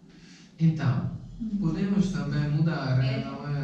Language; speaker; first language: Portuguese; non-native, fluent; Italian